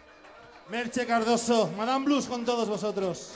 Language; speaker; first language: Spanish; native; Spanish